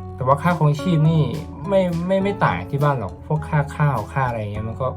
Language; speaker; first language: Thai; native; Thai